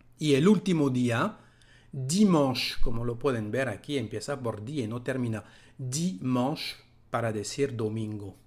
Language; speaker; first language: Spanish; non-native, fluent; French